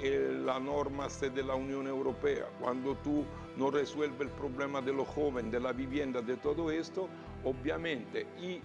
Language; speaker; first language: Spanish; non-native, fluent; Italian